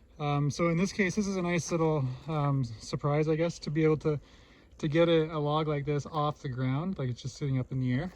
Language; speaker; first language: English; native; English